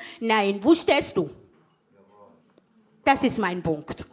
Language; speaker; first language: German; non-native, fluent; Arabic